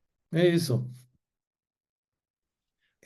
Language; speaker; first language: Portuguese; non-native, fluent; German